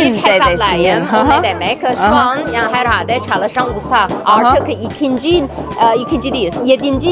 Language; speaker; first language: Turkish; non-native, learner; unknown